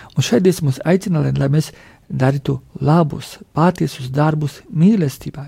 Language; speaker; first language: Latvian; non-native, fluent; Polish